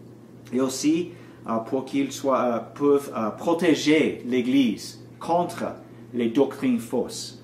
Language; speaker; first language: French; non-native, learner; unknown